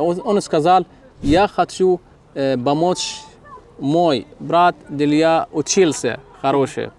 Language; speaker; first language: Russian; non-native, learner; Arabic